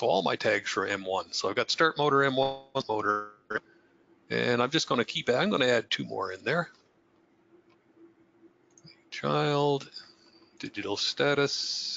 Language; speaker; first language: English; native; English